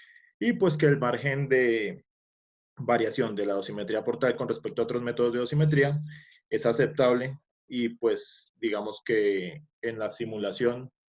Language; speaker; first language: Spanish; native; Spanish